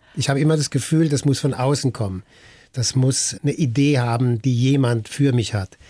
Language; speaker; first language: German; native; German